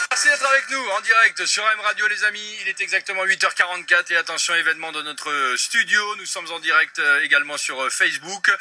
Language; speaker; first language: French; native; French